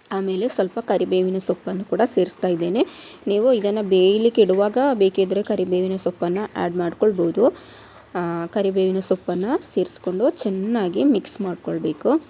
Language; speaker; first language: Kannada; non-native, local second language; Kodava